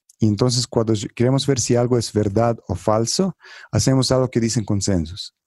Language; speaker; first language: Spanish; non-native, fluent; Croatian